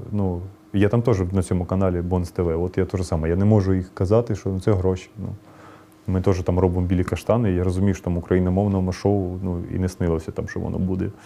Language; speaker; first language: Ukrainian; non-native, local second language; Russian